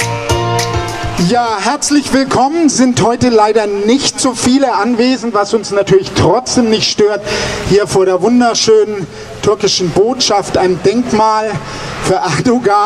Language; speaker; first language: German; native; German